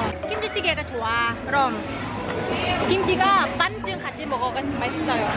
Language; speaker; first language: Korean; non-native, learner; Vietnamese